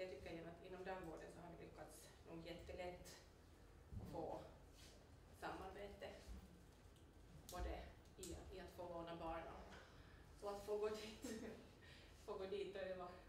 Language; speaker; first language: Swedish; native; Swedish